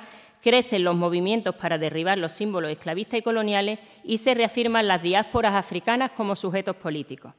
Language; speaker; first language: Spanish; native; Spanish